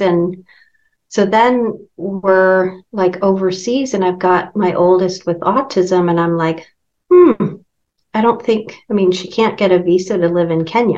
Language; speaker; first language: English; native; English